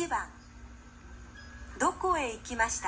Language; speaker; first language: Japanese; non-native, learner; Filipino